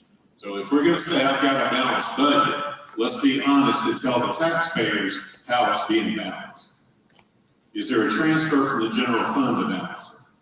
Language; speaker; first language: English; native; English